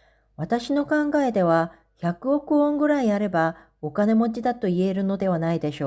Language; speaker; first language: Japanese; non-native, fluent; Korean